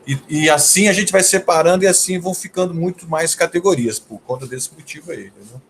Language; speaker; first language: Portuguese; native; Portuguese